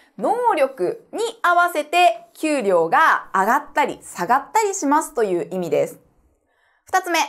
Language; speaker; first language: Japanese; native; Japanese